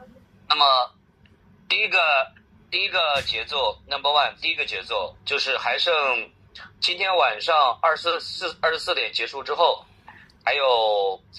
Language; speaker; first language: Chinese; native; Chinese